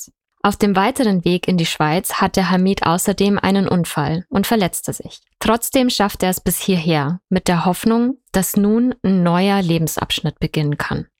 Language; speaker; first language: German; native; German